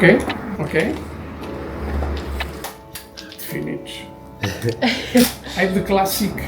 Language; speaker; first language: English; non-native, learner; Portuguese